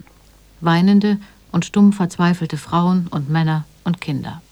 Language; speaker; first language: German; native; German